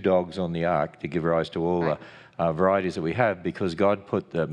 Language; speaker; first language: English; native; English